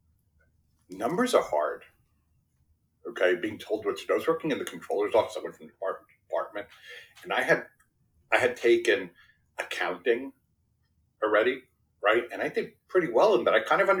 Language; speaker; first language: English; early bilingual, other home language; Spanish